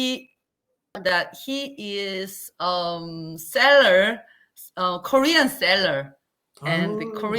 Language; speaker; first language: English; non-native, learner; Korean